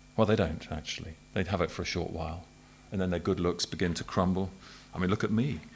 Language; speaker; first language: English; native; English